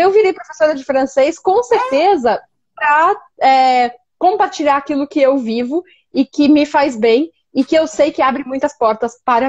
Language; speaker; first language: Portuguese; native; Portuguese